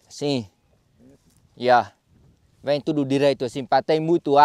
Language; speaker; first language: Portuguese; non-native, learner; Vietnamese